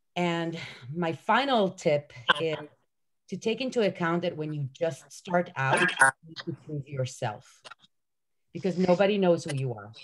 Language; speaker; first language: English; non-native, fluent; Hebrew